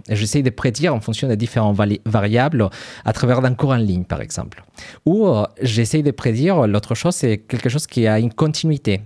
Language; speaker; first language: French; non-native, fluent; Spanish